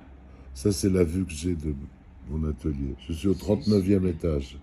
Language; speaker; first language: French; non-native, fluent; Georgian